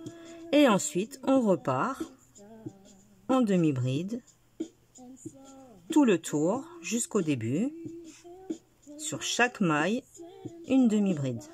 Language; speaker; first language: French; native; French